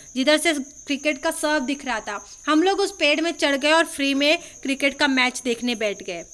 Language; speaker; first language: Hindi; non-native, local second language; Marathi